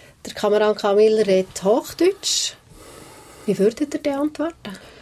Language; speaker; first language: German; native; German